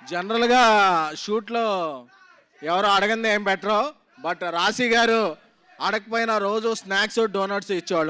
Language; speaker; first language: Telugu; native; Telugu